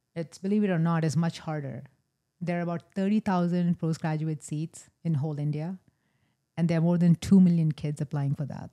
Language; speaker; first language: English; non-native, local second language; Hindi